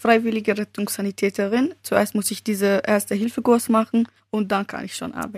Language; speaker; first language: German; early bilingual, other home language; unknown